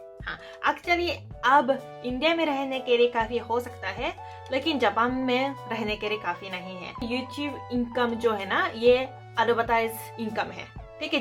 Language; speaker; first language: Hindi; non-native, fluent; Japanese